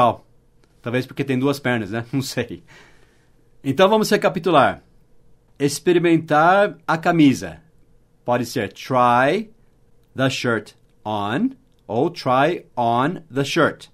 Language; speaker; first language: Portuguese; non-native, fluent; English